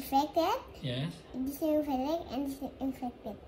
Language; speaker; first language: English; non-native, learner; Indonesian